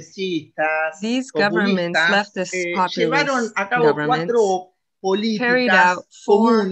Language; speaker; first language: English; non-native, fluent; Spanish